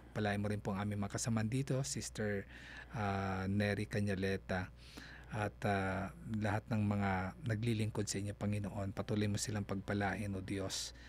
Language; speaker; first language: Filipino; non-native, local second language; Cebuano